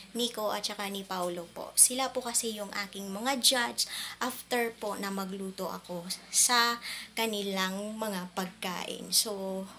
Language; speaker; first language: Filipino; non-native, local second language; Hiligaynon